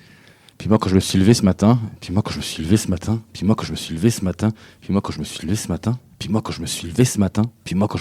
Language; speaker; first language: French; native; French